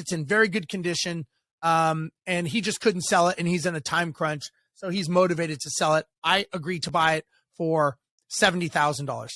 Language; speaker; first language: English; native; English